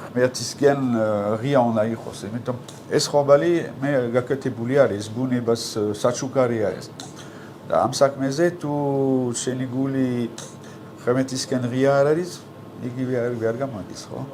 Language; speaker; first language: Georgian; non-native, learner; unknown